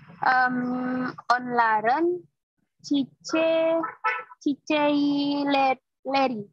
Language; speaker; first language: Turkish; non-native, learner; Indonesian